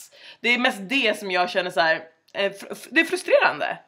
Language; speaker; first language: Swedish; native; Swedish